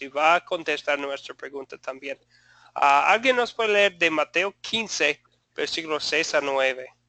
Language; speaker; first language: Spanish; non-native, fluent; English